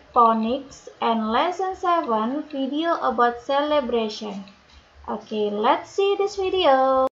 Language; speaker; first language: English; non-native, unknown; Indonesian